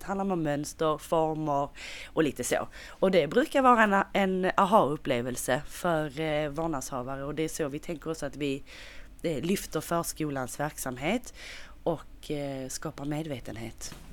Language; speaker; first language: Swedish; native; Swedish